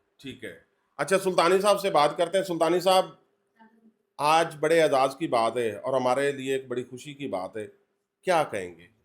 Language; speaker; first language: Urdu; non-native, local second language; Punjabi